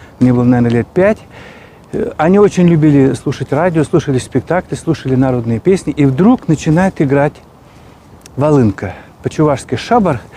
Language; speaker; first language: Russian; non-native, local second language; Chuvash